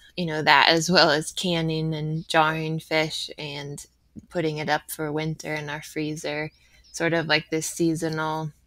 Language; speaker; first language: English; native; English